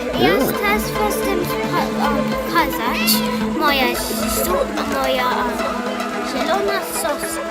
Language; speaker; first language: Polish; early bilingual, heritage; Polish